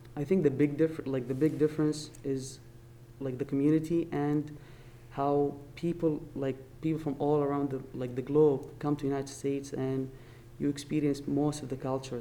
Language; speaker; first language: English; non-native, fluent; Arabic